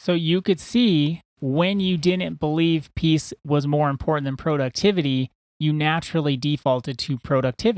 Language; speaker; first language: English; native; English